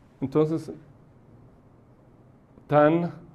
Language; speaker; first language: Spanish; non-native, fluent; Persian